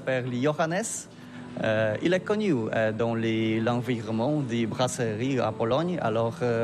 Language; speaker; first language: French; non-native, learner; Polish